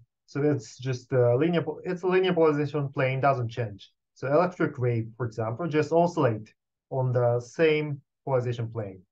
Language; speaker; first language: English; non-native, fluent; Japanese